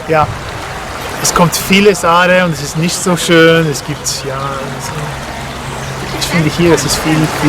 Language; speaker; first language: German; non-native, learner; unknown